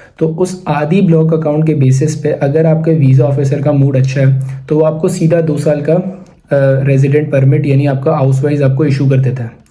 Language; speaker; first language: Urdu; native; Urdu